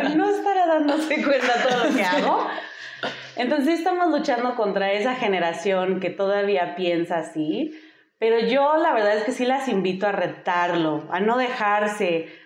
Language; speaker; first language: Spanish; early bilingual, heritage; Spanish